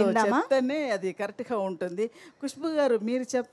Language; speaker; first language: Telugu; non-native, local second language; Tamil